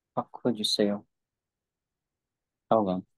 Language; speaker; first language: Korean; non-native, learner; Filipino